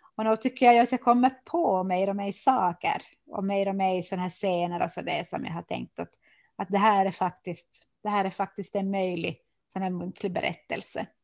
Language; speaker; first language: Swedish; native; Swedish